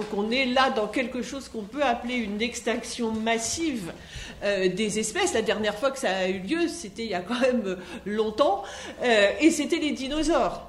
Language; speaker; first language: French; native; French